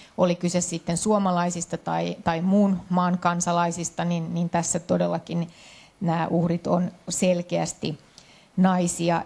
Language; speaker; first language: Finnish; native; Finnish